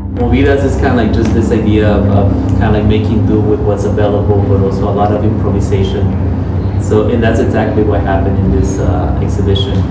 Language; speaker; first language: English; non-native, fluent; Spanish